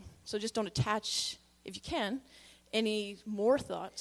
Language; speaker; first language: English; native; English